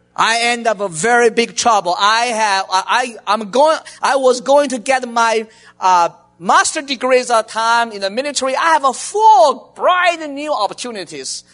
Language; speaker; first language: English; non-native, learner; Chinese